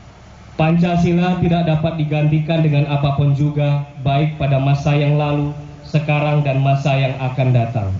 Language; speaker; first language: Indonesian; native; Indonesian